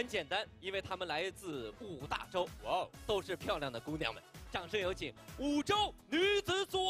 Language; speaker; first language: Chinese; native; Chinese